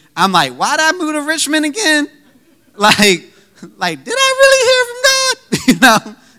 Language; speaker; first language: English; native; English